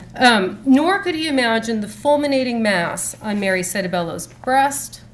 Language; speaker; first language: English; native; English